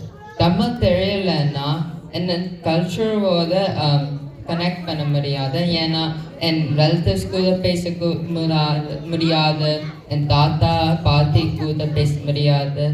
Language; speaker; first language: Tamil; early bilingual, heritage; English